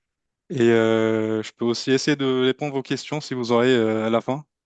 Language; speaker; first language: French; non-native, fluent; Turkish